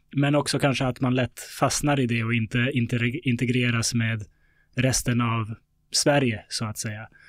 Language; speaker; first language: Swedish; early bilingual, other home language; Bosnian